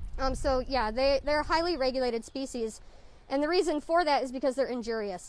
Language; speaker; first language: English; native; English